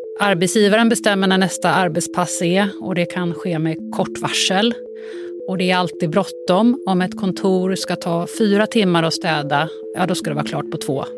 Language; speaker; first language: Swedish; native; Swedish